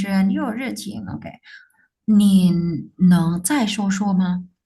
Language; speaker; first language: Chinese; non-native, fluent; Indonesian